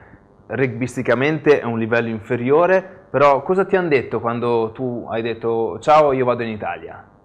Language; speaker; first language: Italian; native; Italian